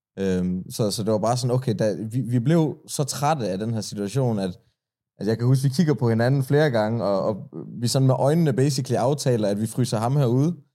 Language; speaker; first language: Danish; early bilingual, other home language; Persian